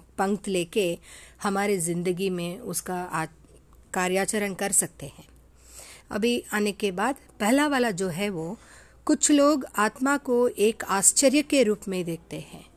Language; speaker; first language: Hindi; non-native, local second language; Telugu